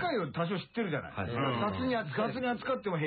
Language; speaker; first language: Japanese; native; Japanese